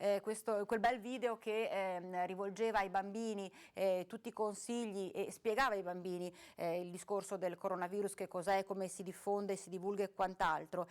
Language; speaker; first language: Italian; native; Italian